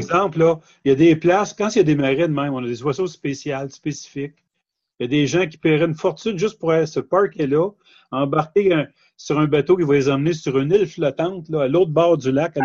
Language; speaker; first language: French; native; French